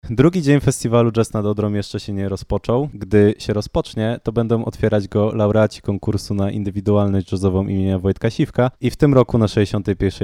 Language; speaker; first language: Polish; native; Polish